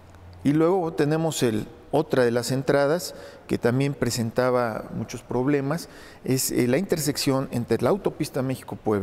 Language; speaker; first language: Spanish; native; Spanish